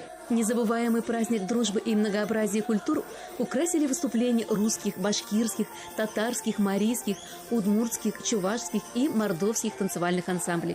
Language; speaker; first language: Russian; native; Russian